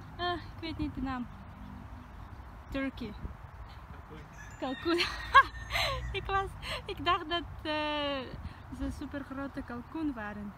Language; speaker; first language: Dutch; non-native, learner; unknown